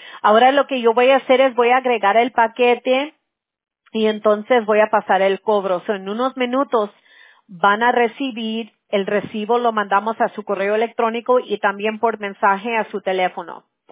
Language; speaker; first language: Spanish; early bilingual, other home language; English